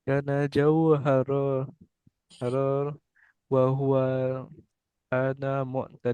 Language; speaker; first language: Arabic; non-native, learner; Indonesian